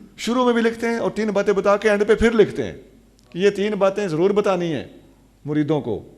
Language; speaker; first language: Urdu; non-native, local second language; Saraiki